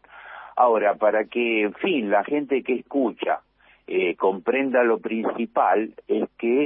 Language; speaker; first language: Spanish; native; Spanish